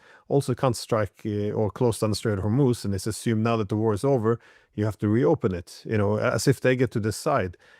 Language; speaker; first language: English; non-native, fluent; Norwegian